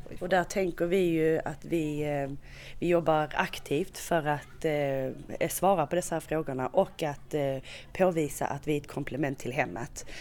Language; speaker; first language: Swedish; native; Swedish